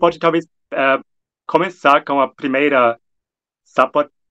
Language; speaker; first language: Portuguese; non-native, fluent; German